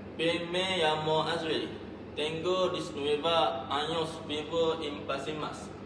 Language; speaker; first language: Spanish; non-native, learner; Malay